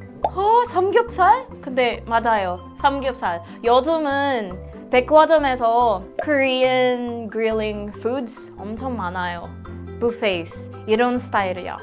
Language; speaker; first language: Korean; non-native, learner; Filipino